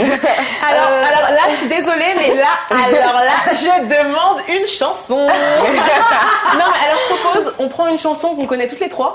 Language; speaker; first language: French; native; French